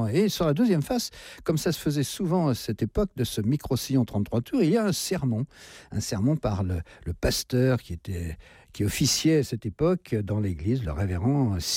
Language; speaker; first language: French; native; French